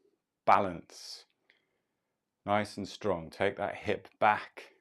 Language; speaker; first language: English; native; English